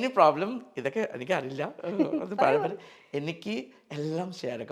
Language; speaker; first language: Malayalam; non-native, fluent; Assamese